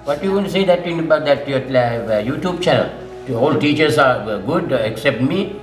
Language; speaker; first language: English; non-native, local second language; Sinhala